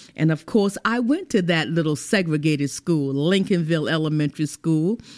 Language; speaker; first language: English; native; English